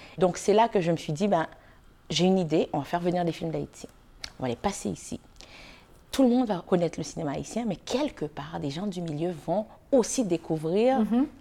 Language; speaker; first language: French; non-native, local second language; Haitian Creole